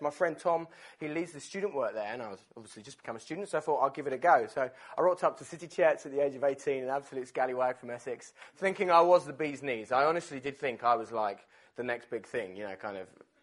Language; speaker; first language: English; native; English